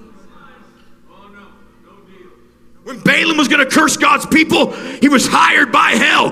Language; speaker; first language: English; native; English